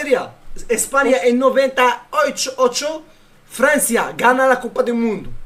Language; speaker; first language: Spanish; non-native, learner; Arabic